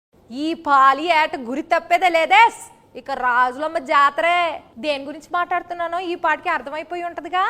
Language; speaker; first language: Telugu; native; Telugu